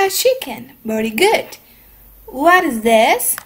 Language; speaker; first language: English; non-native, fluent; Spanish